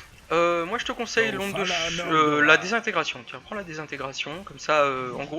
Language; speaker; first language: French; native; French